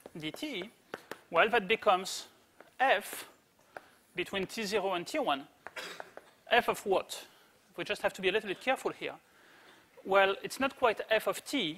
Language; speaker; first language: English; native; English